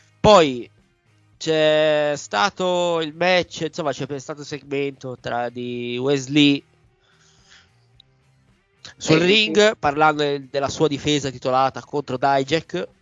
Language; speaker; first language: Italian; native; Italian